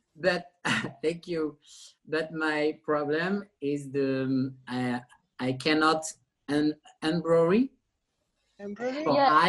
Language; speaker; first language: English; non-native, learner; French